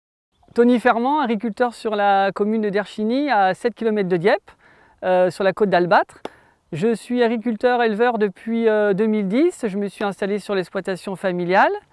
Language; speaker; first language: French; native; French